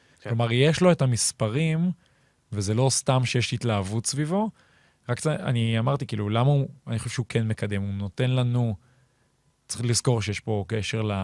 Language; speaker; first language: Hebrew; native; Hebrew